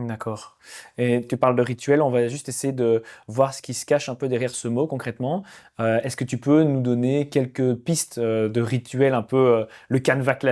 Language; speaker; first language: French; native; French